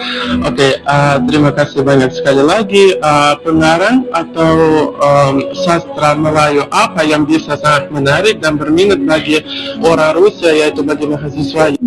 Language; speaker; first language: Indonesian; non-native, fluent; Russian